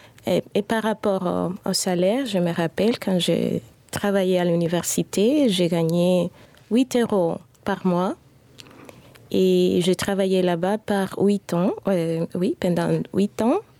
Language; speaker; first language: French; non-native, fluent; Spanish